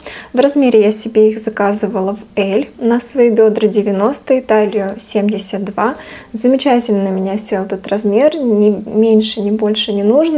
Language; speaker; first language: Russian; native; Russian